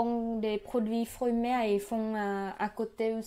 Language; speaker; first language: French; non-native, learner; Khmer